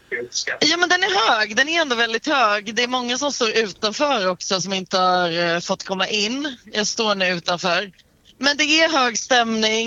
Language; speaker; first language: Swedish; native; Swedish